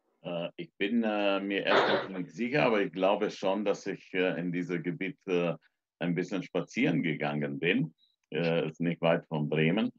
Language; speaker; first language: German; non-native, fluent; Romanian